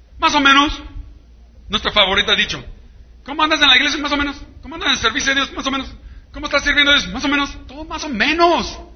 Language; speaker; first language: Spanish; early bilingual, heritage; Spanish